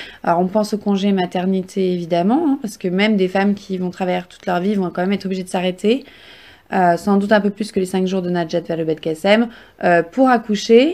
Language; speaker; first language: French; native; French